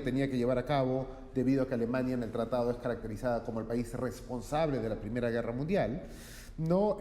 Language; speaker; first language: Spanish; native; Spanish